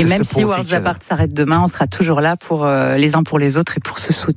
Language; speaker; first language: French; native; French